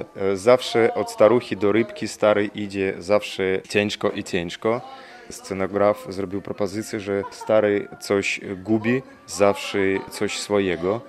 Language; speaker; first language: Polish; non-native, learner; Russian